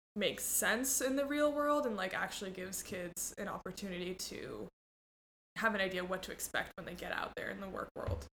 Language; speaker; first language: English; early bilingual, other home language; Spanish